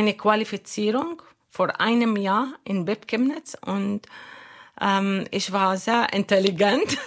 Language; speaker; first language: German; non-native, learner; Arabic